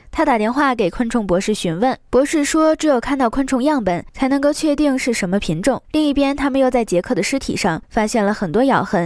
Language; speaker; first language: Chinese; native; Chinese